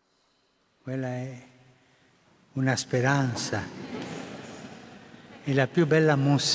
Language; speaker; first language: Italian; non-native, fluent; Spanish